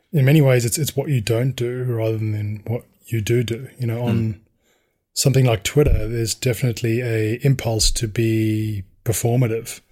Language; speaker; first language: English; native; English